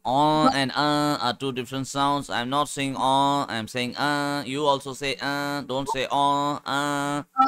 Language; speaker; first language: English; non-native, local second language; Urdu